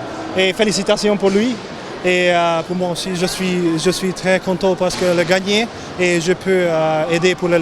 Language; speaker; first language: French; non-native, learner; Hungarian